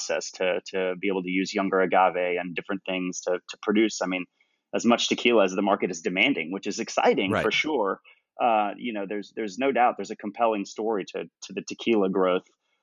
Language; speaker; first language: English; native; English